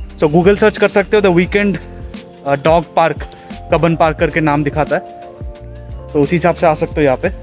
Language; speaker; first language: Hindi; non-native, local second language; Bangla